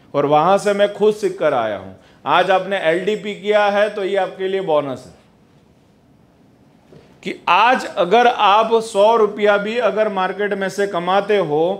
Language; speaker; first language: Hindi; non-native, local second language; Gujarati